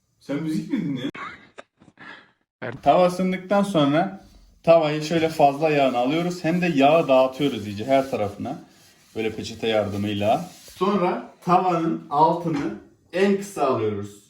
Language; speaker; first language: Turkish; native; Turkish